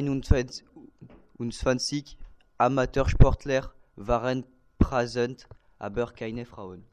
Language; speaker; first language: German; non-native, learner; French